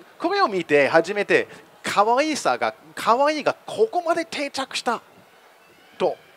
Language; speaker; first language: Japanese; non-native, fluent; English